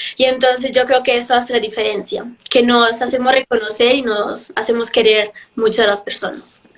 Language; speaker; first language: Spanish; early bilingual, heritage; Italian